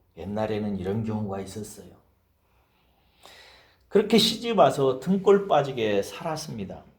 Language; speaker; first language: Korean; native; Korean